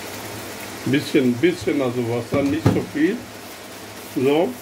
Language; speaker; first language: German; non-native, learner; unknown